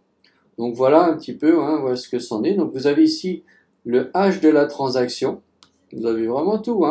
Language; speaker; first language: French; native; French